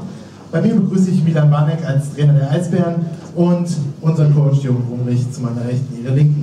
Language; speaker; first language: German; native; German